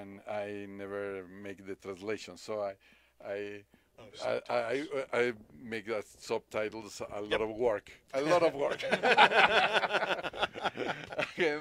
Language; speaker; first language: English; non-native, learner; Spanish